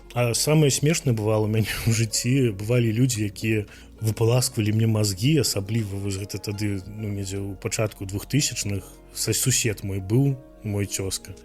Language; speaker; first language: Belarusian; non-native, local second language; Russian